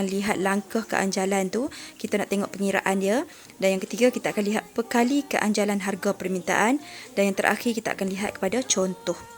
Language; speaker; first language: Malay; native; Malay